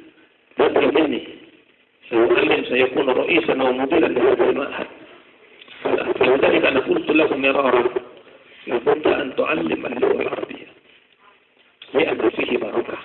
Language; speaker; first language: Arabic; non-native, fluent; Madurese